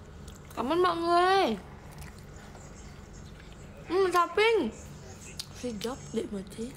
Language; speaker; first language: Vietnamese; non-native, learner; Indonesian